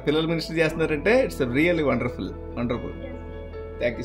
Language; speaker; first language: Telugu; native; Telugu